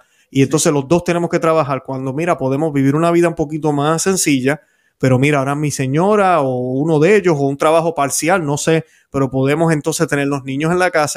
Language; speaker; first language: Spanish; native; Spanish